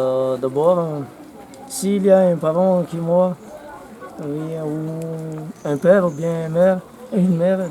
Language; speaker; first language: French; non-native, local second language; Malagasy